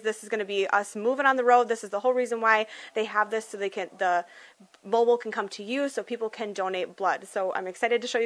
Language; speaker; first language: English; native; English